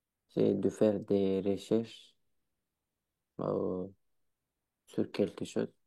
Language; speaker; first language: French; non-native, learner; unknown